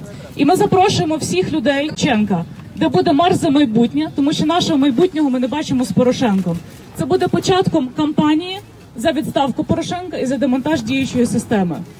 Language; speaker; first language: Ukrainian; native; Ukrainian